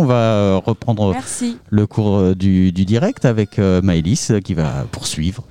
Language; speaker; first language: French; native; French